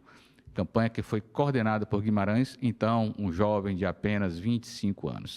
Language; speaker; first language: Portuguese; native; Portuguese